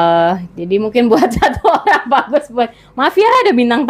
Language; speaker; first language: Indonesian; native; Indonesian